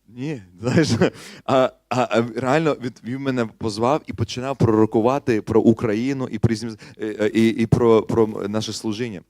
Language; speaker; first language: Ukrainian; non-native, fluent; English